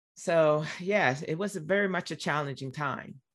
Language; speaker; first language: English; native; English